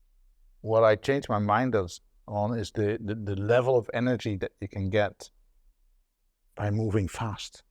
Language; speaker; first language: English; non-native, fluent; Dutch